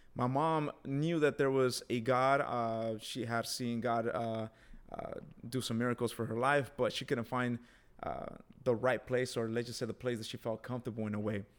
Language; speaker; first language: English; early bilingual, other home language; Spanish